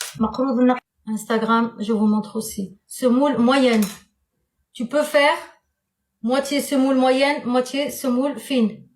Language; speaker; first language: French; non-native, local second language; Arabic